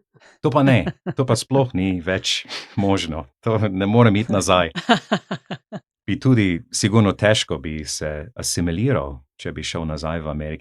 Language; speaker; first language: Slovenian; non-native, fluent; English